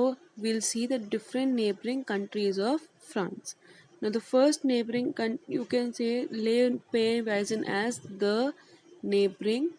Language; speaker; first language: English; non-native, local second language; Hindi